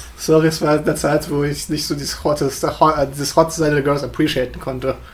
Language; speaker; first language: German; early bilingual, other home language; Russian